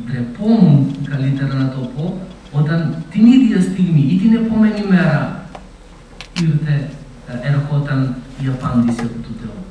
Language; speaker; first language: Greek; non-native, fluent; Macedonian